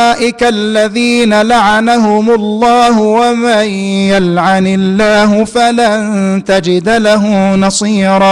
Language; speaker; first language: Arabic; native; Arabic